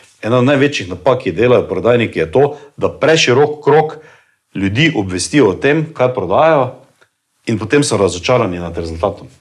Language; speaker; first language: Slovenian; native; Slovenian